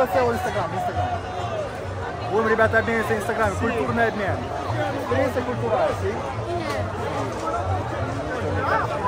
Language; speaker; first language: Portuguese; non-native, learner; Russian